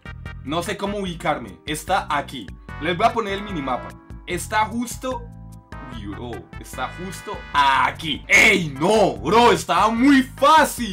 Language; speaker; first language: Spanish; native; Spanish